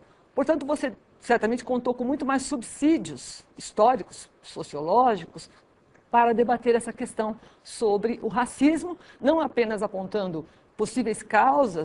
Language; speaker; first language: Portuguese; native; Portuguese